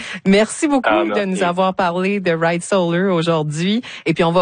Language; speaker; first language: French; native; French